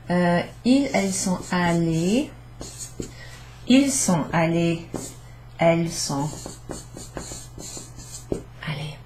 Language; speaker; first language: French; non-native, fluent; English